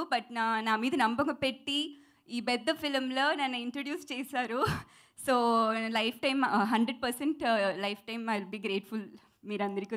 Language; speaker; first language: Telugu; non-native, learner; Tamil